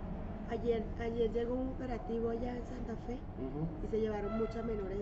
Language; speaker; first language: Spanish; native; Spanish